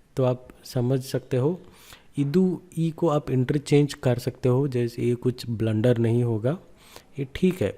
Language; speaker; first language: Hindi; non-native, local second language; Kannada